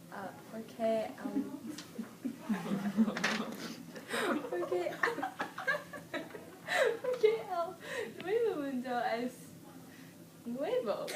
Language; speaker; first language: Spanish; non-native, learner; English